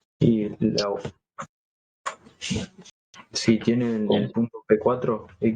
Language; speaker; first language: Spanish; native; Spanish